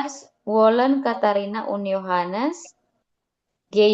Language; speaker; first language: German; non-native, learner; Indonesian